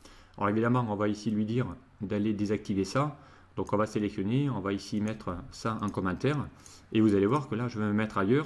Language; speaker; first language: French; native; French